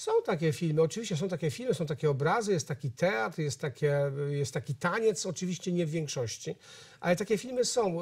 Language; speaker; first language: Polish; native; Polish